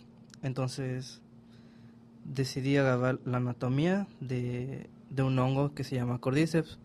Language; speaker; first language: Spanish; native; Spanish